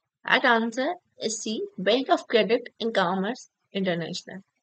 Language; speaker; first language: English; non-native, local second language; Urdu